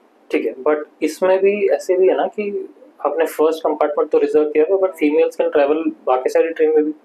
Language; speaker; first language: Hindi; native; Hindi